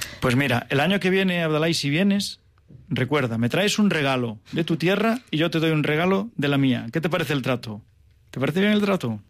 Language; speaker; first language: Spanish; native; Spanish